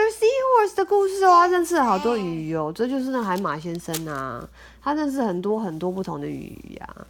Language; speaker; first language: Chinese; native; Chinese